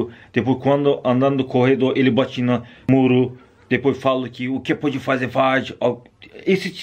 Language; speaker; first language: Portuguese; non-native, learner; Turkish